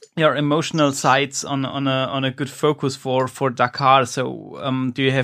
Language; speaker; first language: English; non-native, fluent; German